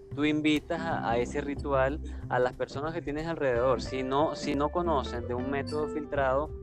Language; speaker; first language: Spanish; native; Spanish